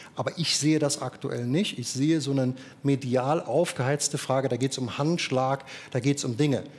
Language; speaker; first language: German; native; German